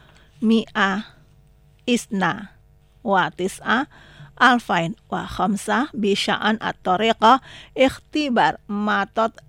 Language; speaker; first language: Arabic; non-native, fluent; Indonesian